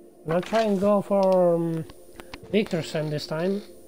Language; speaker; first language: English; non-native, fluent; Italian